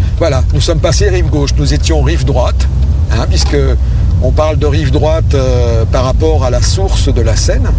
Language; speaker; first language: French; native; French